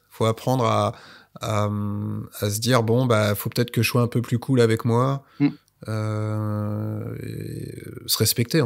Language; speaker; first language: French; native; French